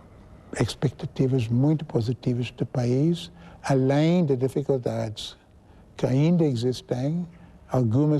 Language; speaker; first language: Portuguese; non-native, fluent; English